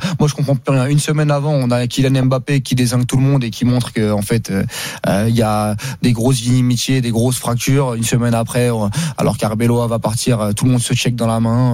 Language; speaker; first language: French; native; French